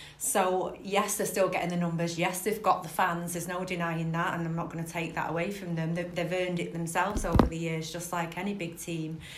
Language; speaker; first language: English; native; English